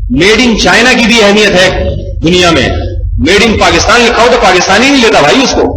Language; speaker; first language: Urdu; native; Urdu